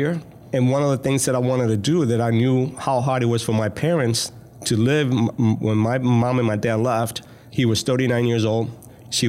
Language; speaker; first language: English; early bilingual, other home language; Spanish